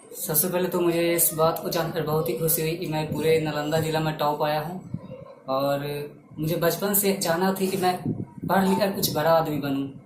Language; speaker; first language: Hindi; native; Hindi